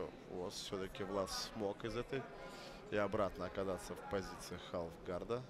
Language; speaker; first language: Russian; native; Russian